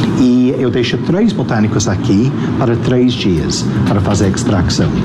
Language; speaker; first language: Portuguese; non-native, fluent; English